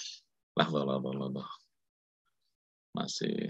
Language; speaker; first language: Arabic; non-native, fluent; Indonesian